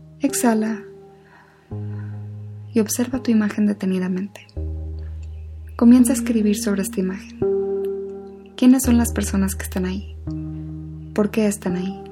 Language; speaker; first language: Spanish; native; Spanish